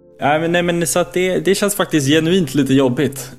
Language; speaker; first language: Swedish; native; Swedish